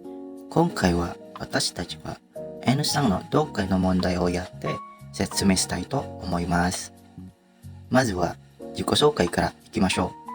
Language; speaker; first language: Japanese; non-native, learner; Indonesian